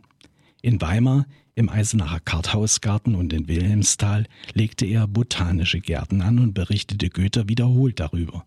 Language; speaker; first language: German; native; German